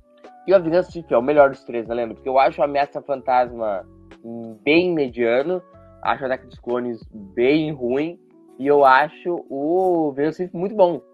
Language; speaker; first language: Portuguese; native; Portuguese